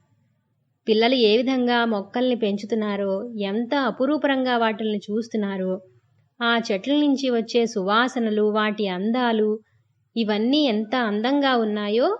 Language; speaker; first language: Telugu; native; Telugu